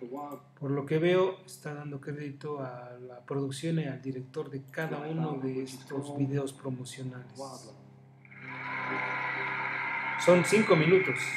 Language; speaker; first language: Spanish; native; Spanish